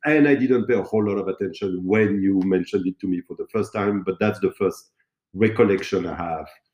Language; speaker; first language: English; non-native, fluent; French